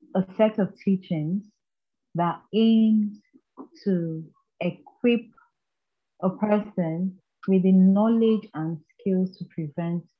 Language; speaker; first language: English; non-native, local second language; Igbo